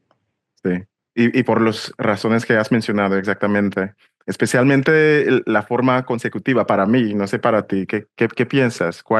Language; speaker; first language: Spanish; non-native, fluent; English